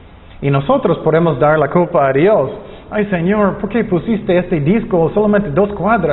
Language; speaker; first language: Spanish; non-native, fluent; English